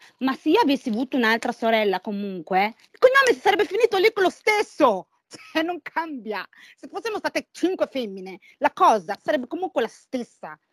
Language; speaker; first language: Italian; early bilingual, heritage; Italian